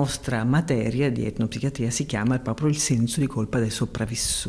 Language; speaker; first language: Italian; native; Italian